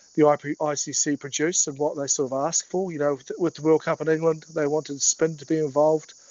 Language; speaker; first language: English; native; English